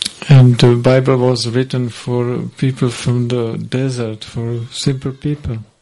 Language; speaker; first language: English; non-native, fluent; Czech